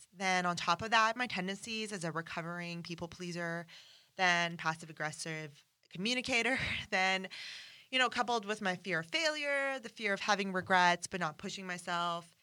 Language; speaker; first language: English; non-native, fluent; Persian